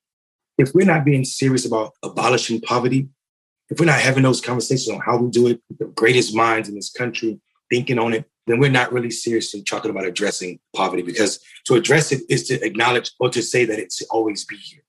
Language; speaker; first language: English; native; English